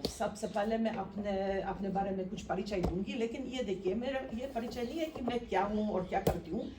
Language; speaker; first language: Hindi; non-native, fluent; Polish